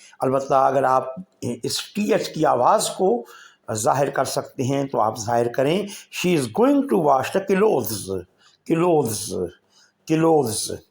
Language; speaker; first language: Urdu; native; Urdu